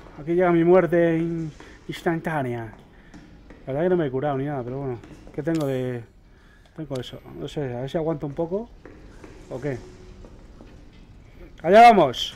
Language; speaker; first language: Spanish; native; Spanish